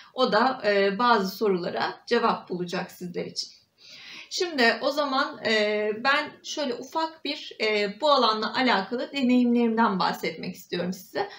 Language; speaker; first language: Turkish; native; Turkish